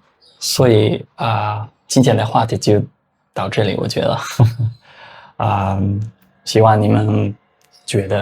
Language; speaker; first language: Chinese; non-native, fluent; Spanish